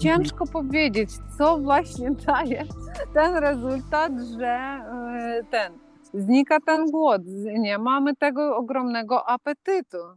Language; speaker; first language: Polish; non-native, fluent; Ukrainian